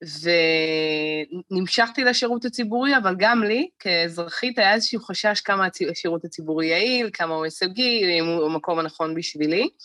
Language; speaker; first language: Hebrew; native; Hebrew